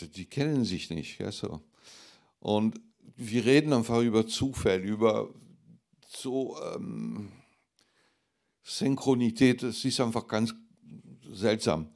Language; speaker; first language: German; non-native, fluent; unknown